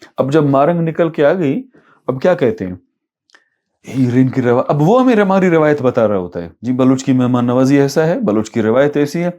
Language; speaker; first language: Urdu; non-native, local second language; Baluchi